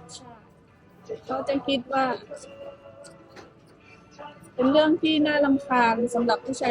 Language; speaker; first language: Thai; native; Thai